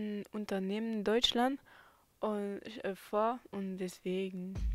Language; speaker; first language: German; non-native, fluent; French